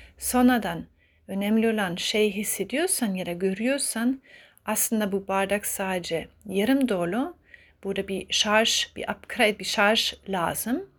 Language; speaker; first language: Turkish; early bilingual, heritage; Turkish